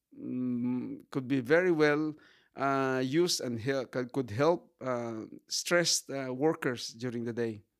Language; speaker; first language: English; non-native, local second language; Hiligaynon